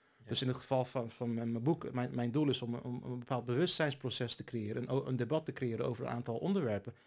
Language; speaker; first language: Dutch; early bilingual, other home language; Turkish